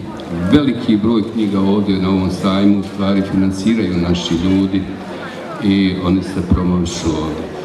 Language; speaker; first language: Bosnian; native; Bosnian